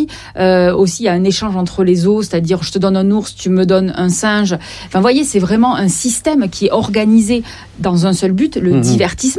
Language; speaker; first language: French; native; French